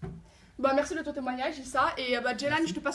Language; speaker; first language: French; native; French